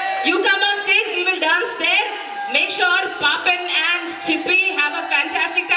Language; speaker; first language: English; non-native, local second language; Malayalam